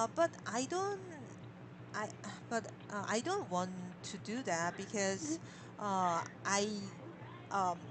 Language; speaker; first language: English; non-native, learner; Korean